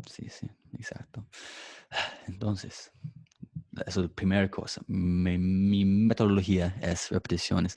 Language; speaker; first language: Spanish; non-native, fluent; English